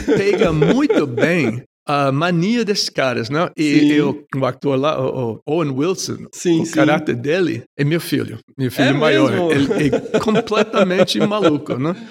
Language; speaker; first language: Portuguese; non-native, fluent; English